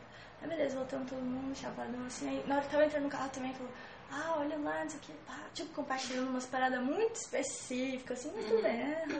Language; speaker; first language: Portuguese; native; Portuguese